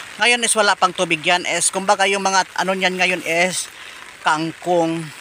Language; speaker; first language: Filipino; non-native, local second language; Iloko